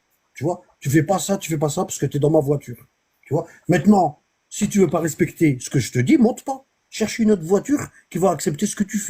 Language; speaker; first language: French; native; French